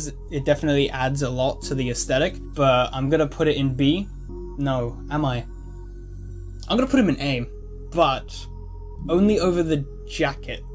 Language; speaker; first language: English; native; English